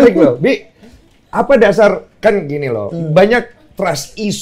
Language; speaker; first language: Indonesian; native; Indonesian